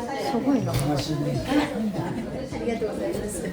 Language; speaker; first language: Japanese; non-native, learner; Filipino